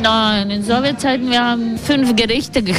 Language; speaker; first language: German; non-native, learner; Latvian